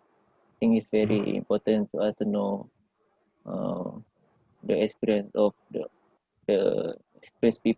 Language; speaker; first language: English; non-native, learner; Malay